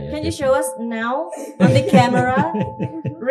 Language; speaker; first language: English; non-native, fluent; Indonesian